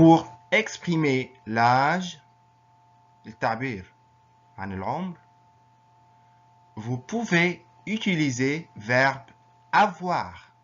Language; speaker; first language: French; non-native, fluent; Arabic